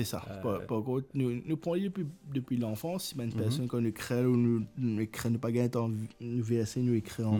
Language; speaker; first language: French; non-native, local second language; Morisyen